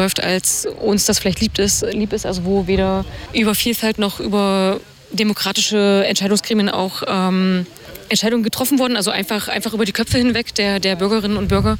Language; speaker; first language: German; native; German